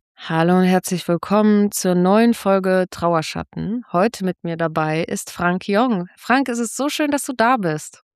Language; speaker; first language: German; native; German